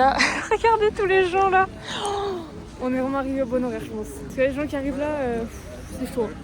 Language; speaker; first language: French; native; French